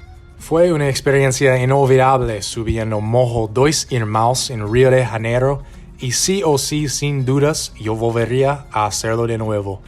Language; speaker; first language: Spanish; non-native, fluent; English